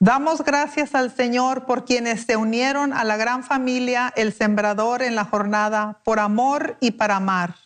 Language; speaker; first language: Spanish; native; Spanish